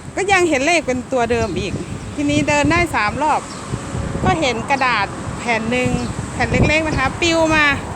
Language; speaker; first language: Thai; non-native, local second language; Northeastern Thai